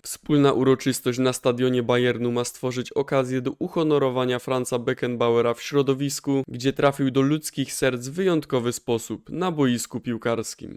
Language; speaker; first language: Polish; native; Polish